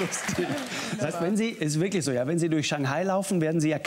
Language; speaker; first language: German; native; German